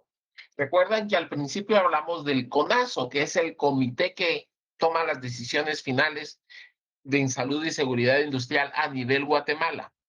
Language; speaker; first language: Spanish; native; Spanish